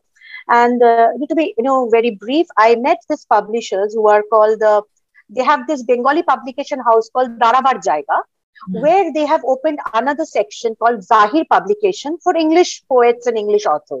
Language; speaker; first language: English; non-native, local second language; Bangla